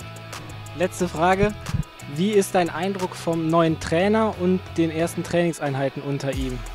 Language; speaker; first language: German; native; German